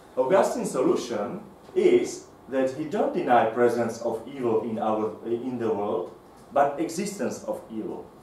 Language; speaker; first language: English; non-native, fluent; Slovak